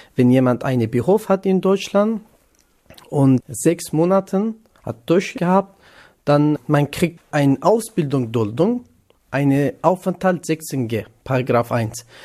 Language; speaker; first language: German; non-native, learner; Kurdish